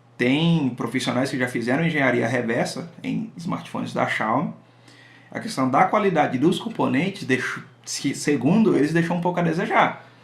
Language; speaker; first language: Portuguese; native; Portuguese